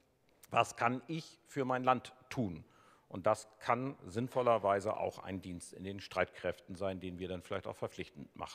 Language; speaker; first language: German; native; German